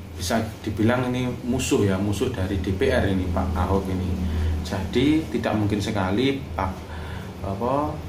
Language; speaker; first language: Indonesian; non-native, local second language; Javanese